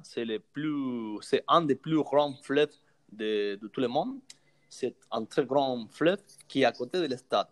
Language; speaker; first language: French; non-native, learner; Spanish